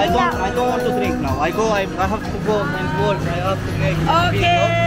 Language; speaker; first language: English; non-native, fluent; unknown